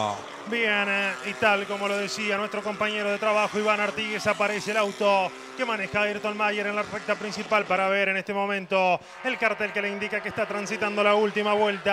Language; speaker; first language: Spanish; native; Spanish